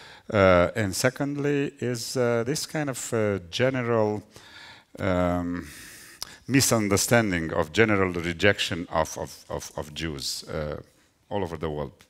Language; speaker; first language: English; non-native, fluent; Romanian